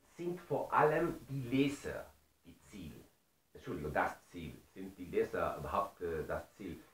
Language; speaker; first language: German; non-native, fluent; Spanish